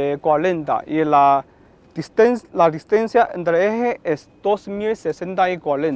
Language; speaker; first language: Spanish; non-native, learner; Chinese